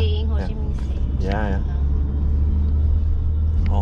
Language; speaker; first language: English; non-native, learner; Korean